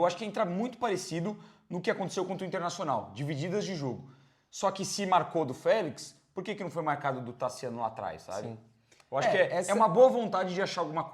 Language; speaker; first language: Portuguese; native; Portuguese